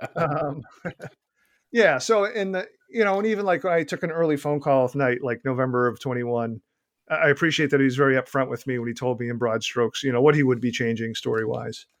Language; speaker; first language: English; native; English